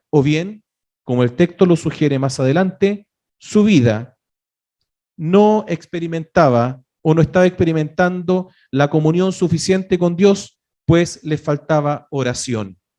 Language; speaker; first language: Spanish; native; Spanish